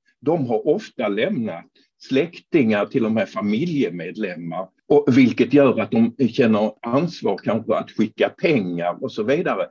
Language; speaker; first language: Swedish; non-native, fluent; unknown